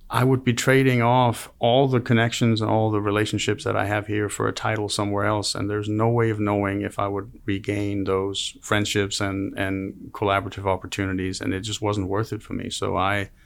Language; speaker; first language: English; non-native, fluent; Danish